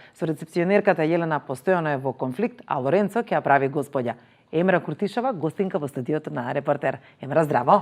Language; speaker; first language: Macedonian; native; Macedonian